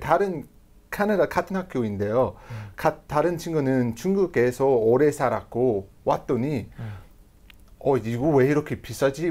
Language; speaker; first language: Korean; non-native, fluent; English